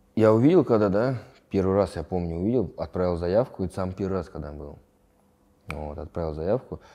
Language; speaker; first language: Russian; native; Russian